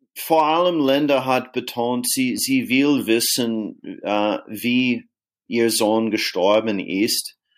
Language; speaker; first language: German; non-native, fluent; English